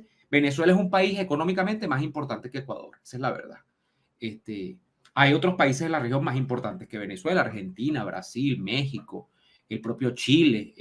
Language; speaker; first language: Spanish; native; Spanish